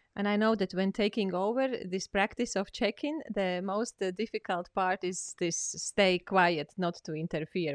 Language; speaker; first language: English; non-native, fluent; Latvian